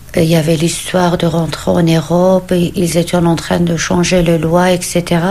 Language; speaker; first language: French; non-native, fluent; Kurdish